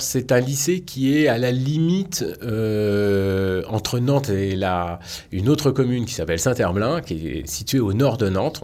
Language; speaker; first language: French; native; French